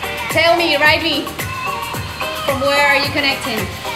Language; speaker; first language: English; non-native, fluent; Spanish